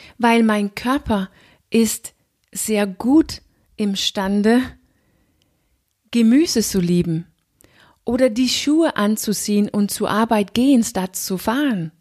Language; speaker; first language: German; non-native, fluent; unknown